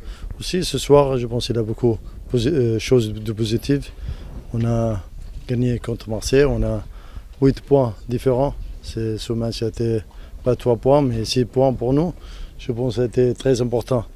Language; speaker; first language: French; non-native, local second language; Arabic